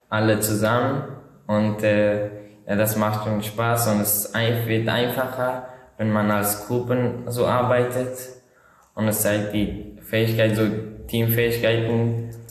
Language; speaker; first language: German; non-native, learner; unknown